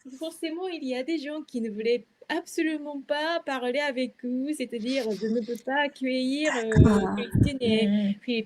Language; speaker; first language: French; non-native, fluent; Japanese